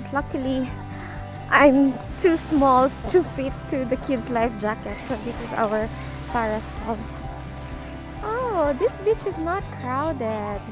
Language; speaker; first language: English; non-native, local second language; Filipino